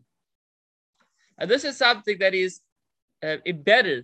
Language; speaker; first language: English; native; English